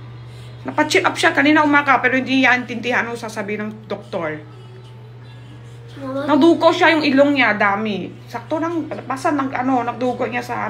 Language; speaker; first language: Filipino; non-native, learner; Chinese